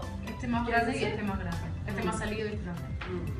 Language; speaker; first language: Spanish; native; Spanish